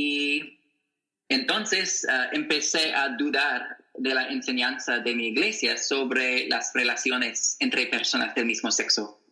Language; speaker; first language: Spanish; non-native, learner; English